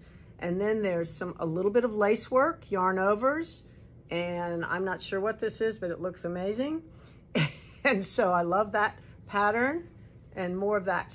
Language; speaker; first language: English; native; English